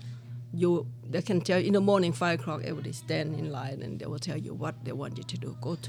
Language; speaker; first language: English; non-native, learner; Lao